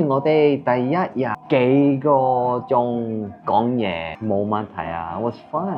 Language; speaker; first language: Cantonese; non-native, learner; Korean